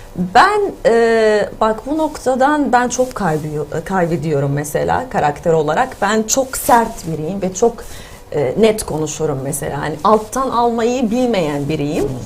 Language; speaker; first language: Turkish; non-native, fluent; Arabic